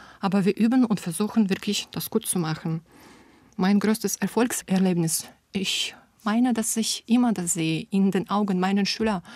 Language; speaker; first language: German; non-native, fluent; Russian